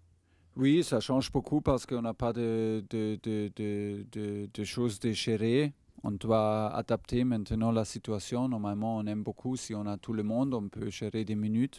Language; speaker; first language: French; non-native, fluent; German